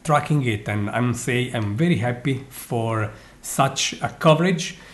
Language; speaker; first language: English; non-native, fluent; Italian